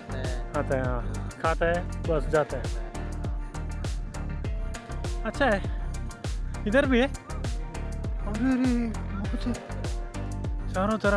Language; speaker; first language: Hindi; non-native, local second language; Telugu